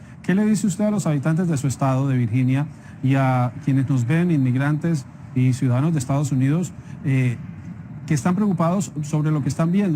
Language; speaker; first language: Spanish; non-native, fluent; English